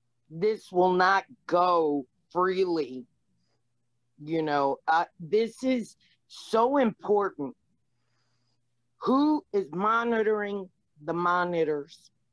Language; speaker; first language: English; early bilingual, other home language; Spanish